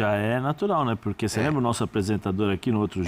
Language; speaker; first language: Portuguese; native; Portuguese